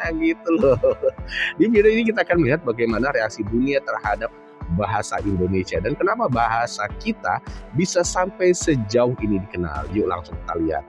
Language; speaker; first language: Indonesian; native; Indonesian